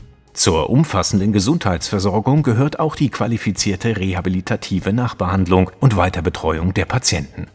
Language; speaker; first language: German; native; German